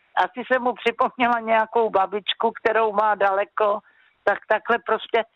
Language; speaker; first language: Czech; native; Czech